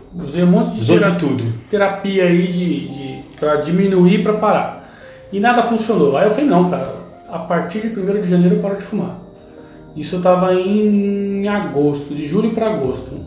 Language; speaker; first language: Portuguese; native; Portuguese